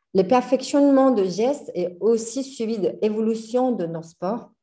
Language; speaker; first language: French; non-native, fluent; Chinese